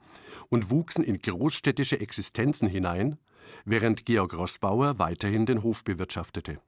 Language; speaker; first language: German; native; German